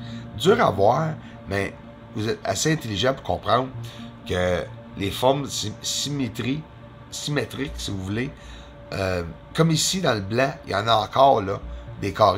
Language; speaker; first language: French; native; French